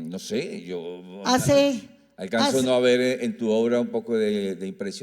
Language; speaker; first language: Spanish; native; Spanish